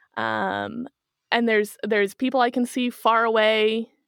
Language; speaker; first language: English; native; English